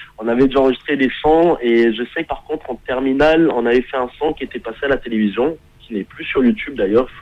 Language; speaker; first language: French; early bilingual, heritage; French